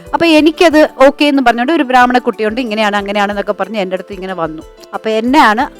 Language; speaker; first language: Malayalam; native; Malayalam